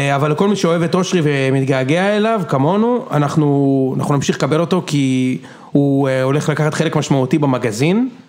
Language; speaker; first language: Hebrew; native; Hebrew